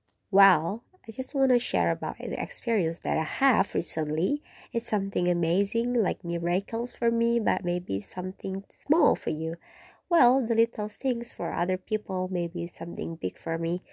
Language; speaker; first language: English; non-native, fluent; Indonesian